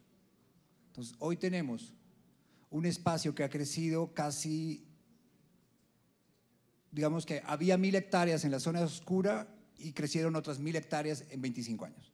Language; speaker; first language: Spanish; native; Spanish